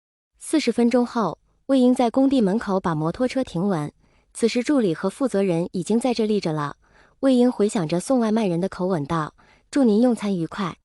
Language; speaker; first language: Chinese; native; Chinese